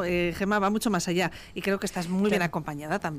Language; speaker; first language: Spanish; native; Spanish